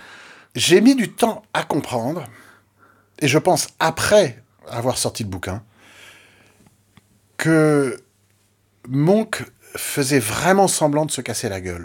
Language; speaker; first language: French; native; French